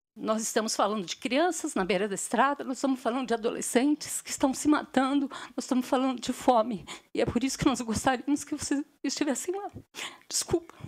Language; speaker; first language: Portuguese; early bilingual, other home language; Armenian